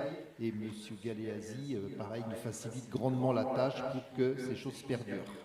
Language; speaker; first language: French; native; French